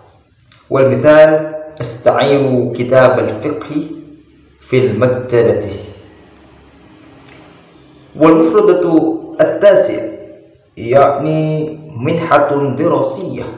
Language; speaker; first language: Arabic; non-native, learner; Indonesian